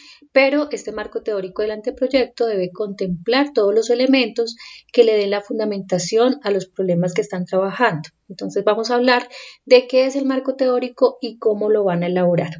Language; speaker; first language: Spanish; native; Spanish